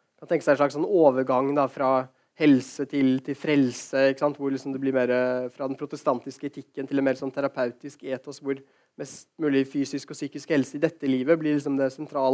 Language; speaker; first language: Norwegian; native; Norwegian